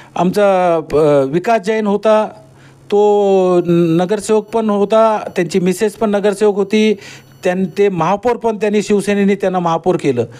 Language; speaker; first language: Marathi; non-native, local second language; Marwari